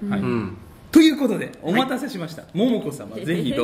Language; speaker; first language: Japanese; native; Japanese